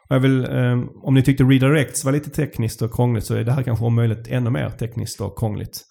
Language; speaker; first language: Swedish; native; Swedish